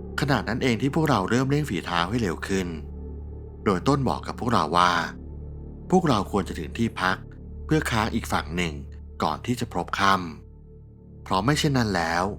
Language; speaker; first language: Thai; native; Thai